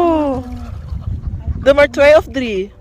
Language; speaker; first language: Dutch; non-native, fluent; Cebuano